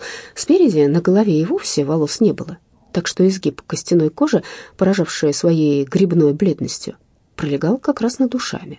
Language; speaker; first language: Russian; native; Russian